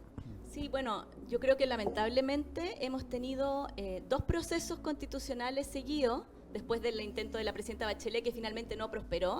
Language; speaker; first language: Spanish; native; Spanish